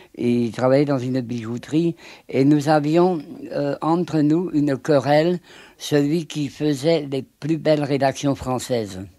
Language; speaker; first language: French; native; French